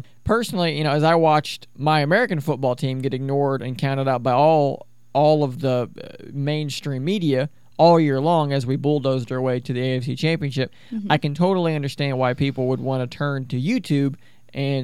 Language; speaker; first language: English; native; English